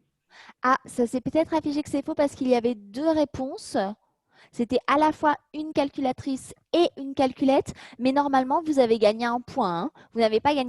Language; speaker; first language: French; native; French